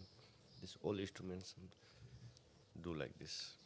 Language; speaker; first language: English; non-native, learner; Hindi